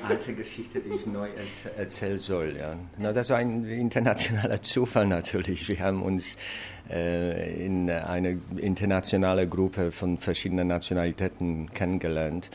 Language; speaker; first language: German; non-native, fluent; Polish